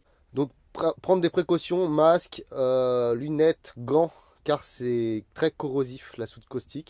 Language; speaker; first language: French; native; French